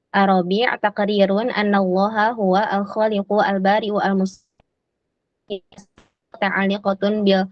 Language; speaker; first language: Arabic; non-native, learner; Indonesian